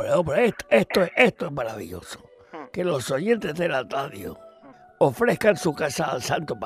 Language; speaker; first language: Spanish; native; Spanish